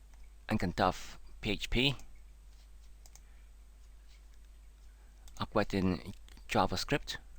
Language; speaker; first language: Welsh; non-native, learner; English